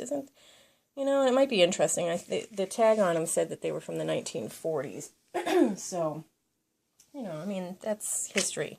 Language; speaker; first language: English; native; English